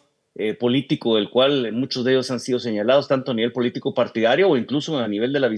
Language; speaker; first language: Spanish; native; Spanish